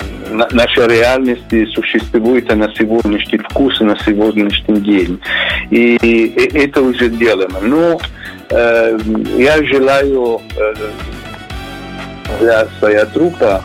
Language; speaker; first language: Russian; non-native, learner; Italian